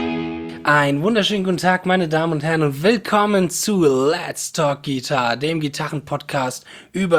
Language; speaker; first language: German; native; German